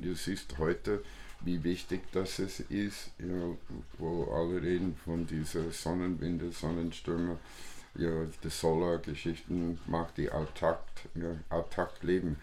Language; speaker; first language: German; non-native, fluent; English